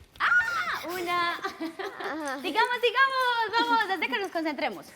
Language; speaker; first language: Spanish; native; Spanish